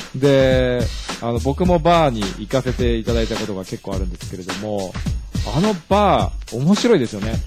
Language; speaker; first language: Japanese; native; Japanese